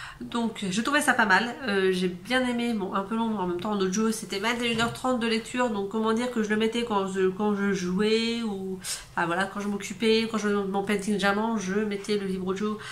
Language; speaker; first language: French; native; French